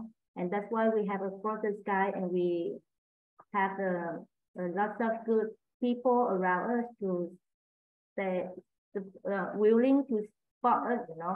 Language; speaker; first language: English; non-native, learner; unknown